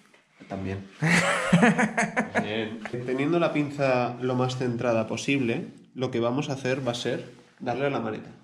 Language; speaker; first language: Spanish; native; Spanish